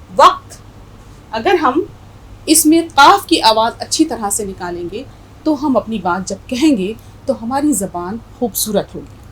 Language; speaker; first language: Urdu; native; Urdu